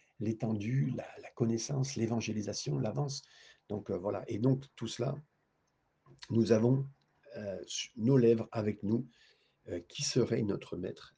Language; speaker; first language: French; native; French